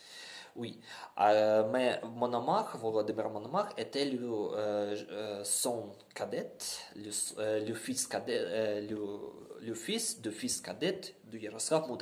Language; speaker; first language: French; non-native, learner; Ukrainian